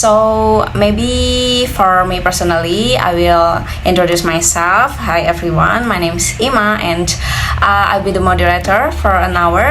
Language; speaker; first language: English; non-native, fluent; Indonesian